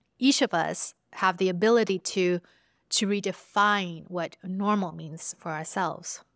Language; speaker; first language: English; early bilingual, other home language; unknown